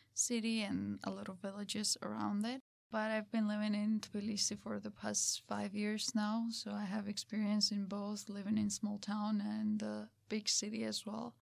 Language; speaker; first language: English; non-native, fluent; Georgian